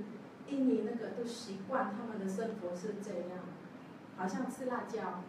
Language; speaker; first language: Chinese; non-native, learner; Javanese